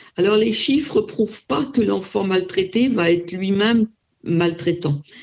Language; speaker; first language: French; native; French